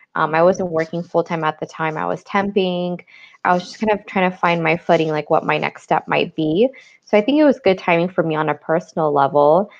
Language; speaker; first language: English; native; English